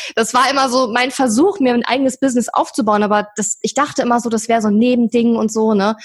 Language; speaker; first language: German; native; German